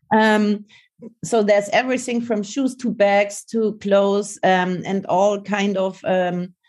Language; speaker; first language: English; non-native, learner; German